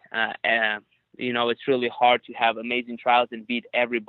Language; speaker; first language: English; non-native, fluent; Ukrainian